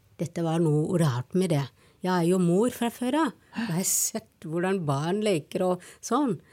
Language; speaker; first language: Norwegian; non-native, fluent; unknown